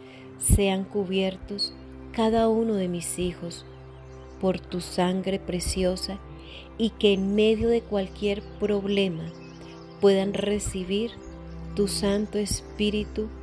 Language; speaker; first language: Spanish; native; Spanish